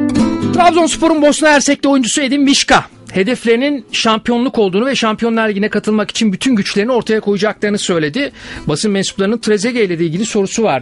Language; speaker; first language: Turkish; native; Turkish